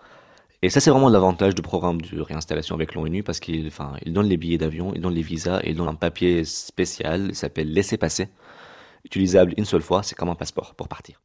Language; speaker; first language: French; non-native, fluent; Arabic